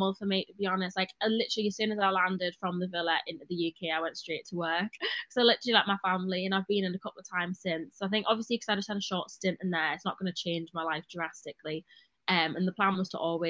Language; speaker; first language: English; native; English